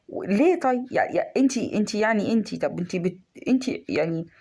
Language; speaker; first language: Arabic; native; Arabic